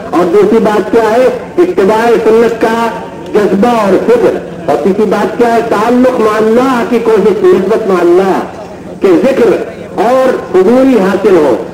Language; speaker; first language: Urdu; native; Urdu